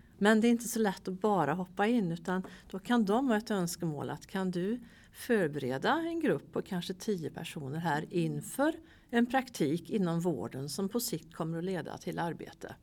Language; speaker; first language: Swedish; native; Swedish